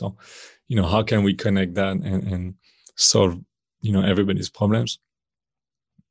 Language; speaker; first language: English; non-native, fluent; French